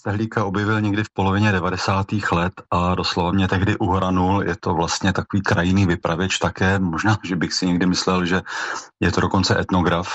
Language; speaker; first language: Czech; native; Czech